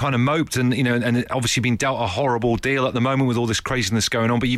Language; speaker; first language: English; native; English